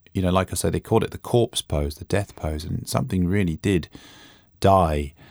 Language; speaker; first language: English; native; English